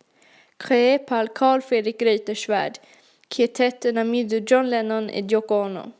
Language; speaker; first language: French; non-native, learner; Swedish